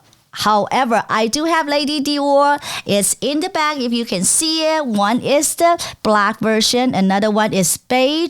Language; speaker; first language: English; non-native, fluent; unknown